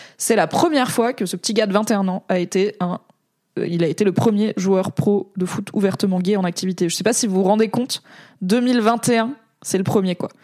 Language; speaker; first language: French; native; French